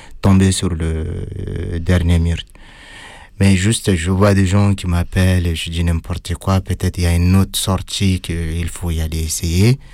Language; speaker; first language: French; non-native, fluent; Arabic